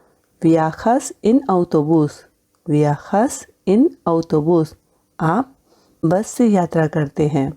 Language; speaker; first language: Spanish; non-native, fluent; Hindi